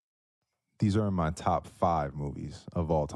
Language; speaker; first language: English; native; English